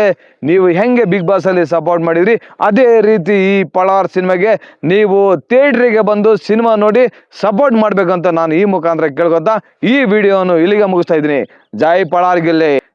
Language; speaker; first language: Kannada; native; Kannada